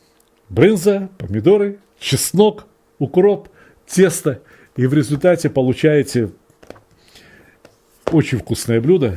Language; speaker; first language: Russian; native; Russian